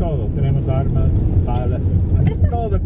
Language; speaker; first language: Spanish; non-native, learner; English